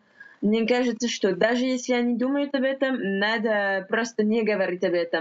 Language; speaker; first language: Russian; non-native, fluent; French